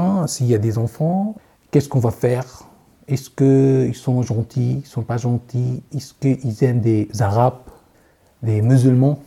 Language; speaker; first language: French; non-native, learner; Arabic